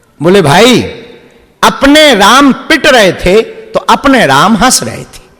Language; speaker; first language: Hindi; native; Hindi